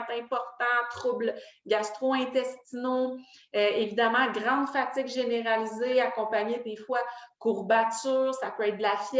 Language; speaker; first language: French; native; French